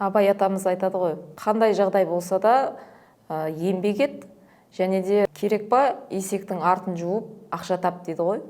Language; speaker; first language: Kazakh; native; Kazakh